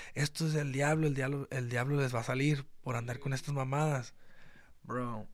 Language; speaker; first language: Spanish; early bilingual, other home language; English